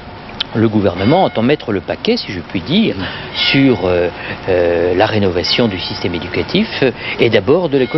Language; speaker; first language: French; native; French